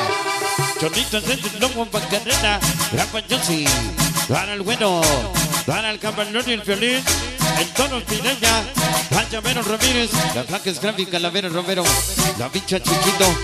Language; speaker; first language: Spanish; native; Spanish